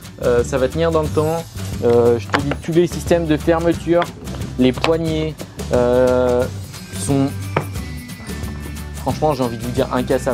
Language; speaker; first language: French; native; French